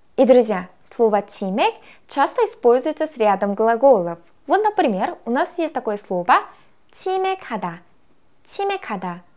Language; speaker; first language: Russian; non-native, fluent; Korean